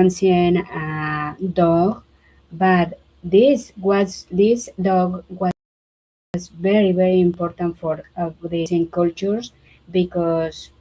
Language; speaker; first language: English; non-native, learner; Spanish